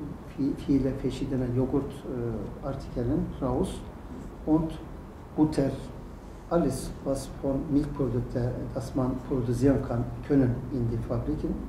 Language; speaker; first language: German; non-native, learner; Turkish